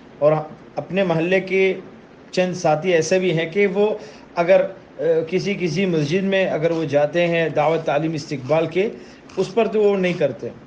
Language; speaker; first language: Urdu; non-native, fluent; Tamil